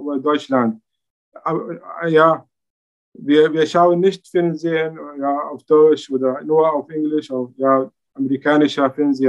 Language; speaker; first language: German; non-native, learner; Arabic